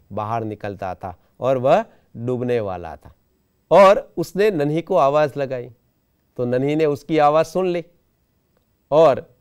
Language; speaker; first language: Hindi; non-native, local second language; Gujarati